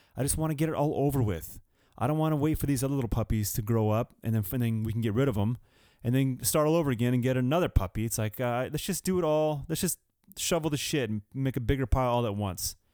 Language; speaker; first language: English; early bilingual, other home language; Spanish